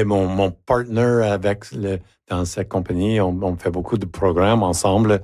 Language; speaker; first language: French; native; French